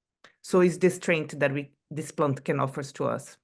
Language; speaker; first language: English; non-native, fluent; Portuguese